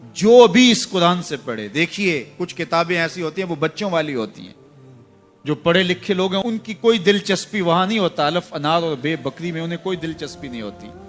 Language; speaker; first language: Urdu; non-native, local second language; Punjabi